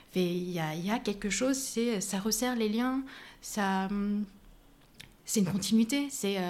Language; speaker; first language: French; native; French